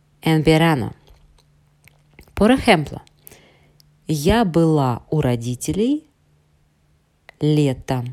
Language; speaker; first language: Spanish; non-native, fluent; Russian